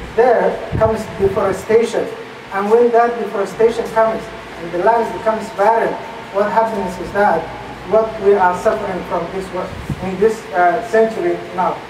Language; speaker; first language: English; non-native, fluent; Somali